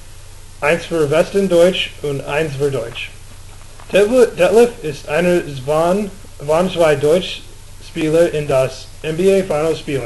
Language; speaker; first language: German; non-native, learner; English